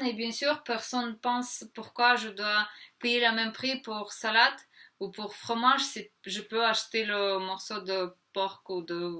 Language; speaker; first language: French; non-native, fluent; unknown